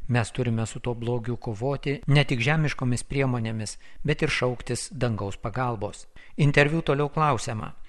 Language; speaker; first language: Lithuanian; native; Lithuanian